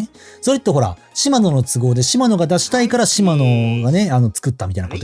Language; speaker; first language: Japanese; native; Japanese